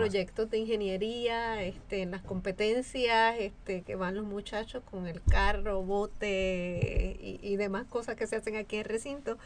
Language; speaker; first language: Spanish; native; Spanish